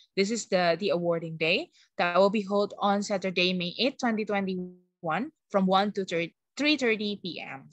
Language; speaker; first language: English; non-native, fluent; Indonesian